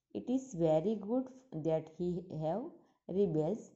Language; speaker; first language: English; non-native, local second language; Gujarati